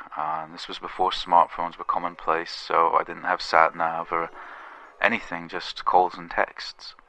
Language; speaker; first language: English; native; English